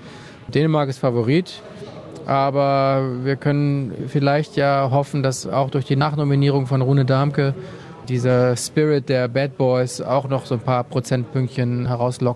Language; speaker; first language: German; native; German